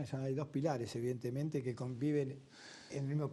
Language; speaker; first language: Spanish; native; Spanish